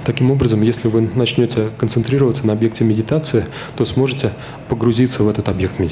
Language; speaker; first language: Russian; native; Russian